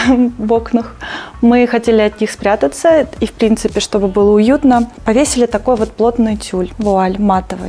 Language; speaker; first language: Russian; native; Russian